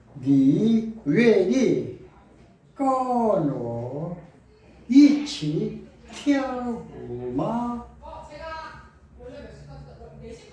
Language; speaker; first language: Korean; native; Korean